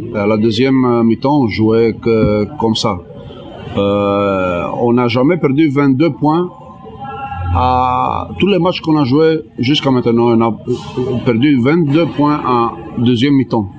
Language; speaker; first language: French; non-native, learner; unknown